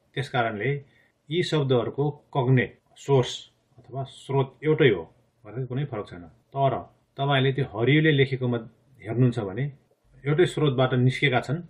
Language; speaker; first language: Nepali; non-native, local second language; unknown